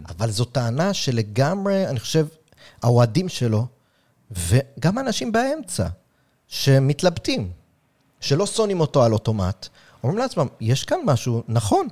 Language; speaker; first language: Hebrew; native; Hebrew